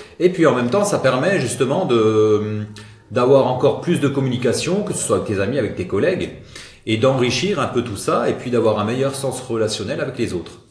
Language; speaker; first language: French; native; French